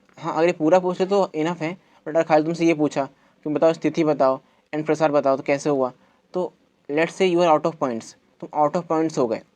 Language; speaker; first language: Hindi; native; Hindi